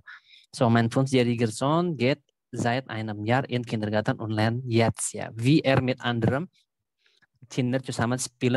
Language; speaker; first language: German; non-native, fluent; Indonesian